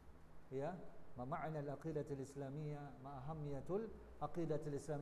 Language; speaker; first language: Arabic; non-native, learner; Indonesian